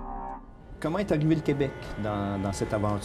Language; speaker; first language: French; native; French